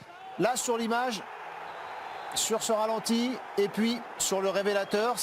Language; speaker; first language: French; native; French